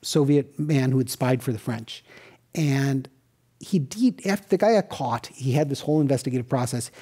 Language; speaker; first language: English; native; English